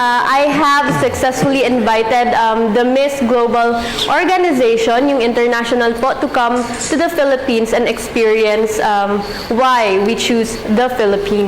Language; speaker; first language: English; non-native, local second language; Filipino